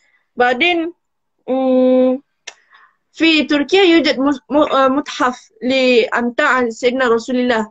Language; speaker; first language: Arabic; non-native, learner; Malay